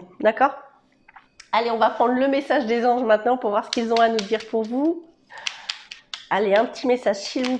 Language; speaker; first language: French; native; French